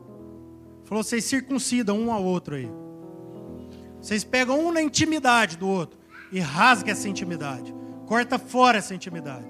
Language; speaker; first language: Portuguese; native; Portuguese